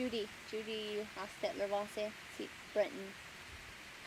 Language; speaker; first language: German; early bilingual, heritage; Pennsylvania German